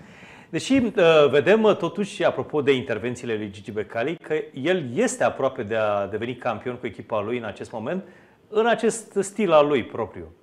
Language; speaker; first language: Romanian; native; Romanian